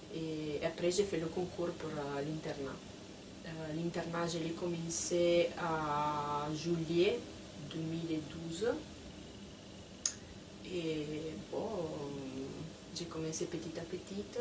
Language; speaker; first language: French; non-native, fluent; Italian